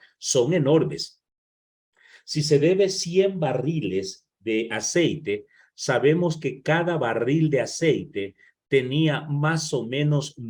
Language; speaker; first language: Spanish; native; Spanish